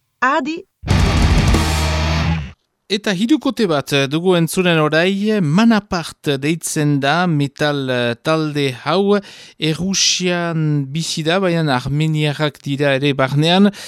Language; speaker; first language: Basque; native; Basque